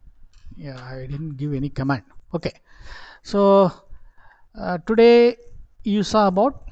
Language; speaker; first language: English; non-native, local second language; Tamil